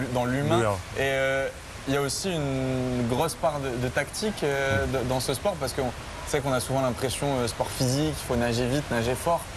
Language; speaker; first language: French; native; French